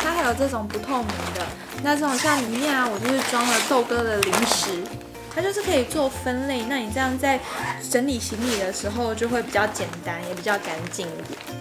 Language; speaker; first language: Chinese; native; Chinese